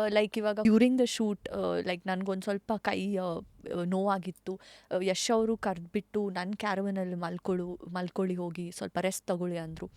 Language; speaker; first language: Kannada; non-native, local second language; Tulu